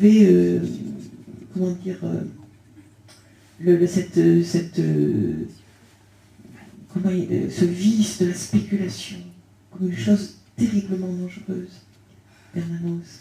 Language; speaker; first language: French; early bilingual, other home language; Spanish